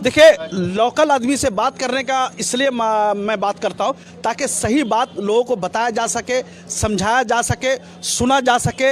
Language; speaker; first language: Hindi; native; Hindi